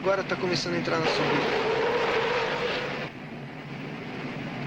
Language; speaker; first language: Portuguese; native; Portuguese